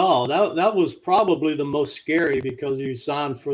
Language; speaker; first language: English; native; English